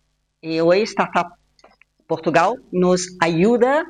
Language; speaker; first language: Spanish; non-native, fluent; Portuguese